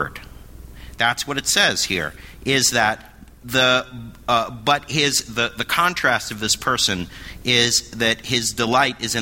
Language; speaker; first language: English; native; English